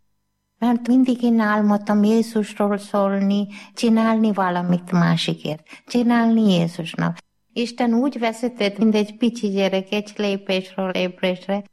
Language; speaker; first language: Hungarian; non-native, learner; Malayalam